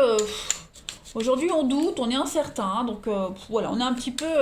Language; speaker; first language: French; native; French